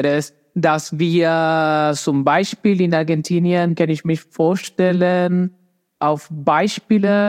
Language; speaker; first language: German; non-native, fluent; Spanish